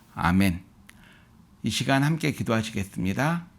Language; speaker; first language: Korean; native; Korean